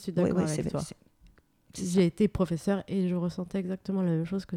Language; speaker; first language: French; native; French